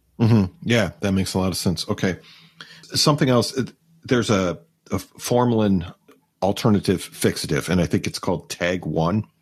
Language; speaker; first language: English; native; English